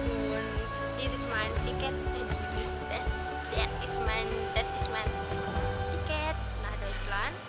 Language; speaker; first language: German; non-native, learner; Indonesian